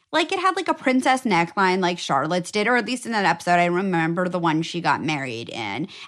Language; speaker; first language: English; native; English